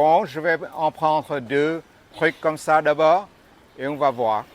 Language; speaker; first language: French; non-native, fluent; Vietnamese